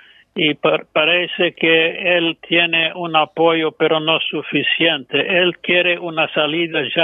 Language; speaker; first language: Spanish; non-native, fluent; English